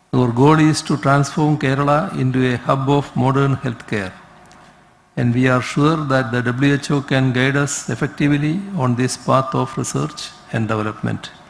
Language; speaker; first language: English; non-native, local second language; Malayalam